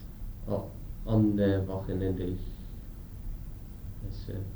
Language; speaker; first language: German; non-native, learner; English